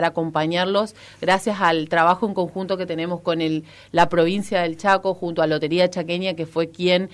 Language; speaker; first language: Spanish; native; Spanish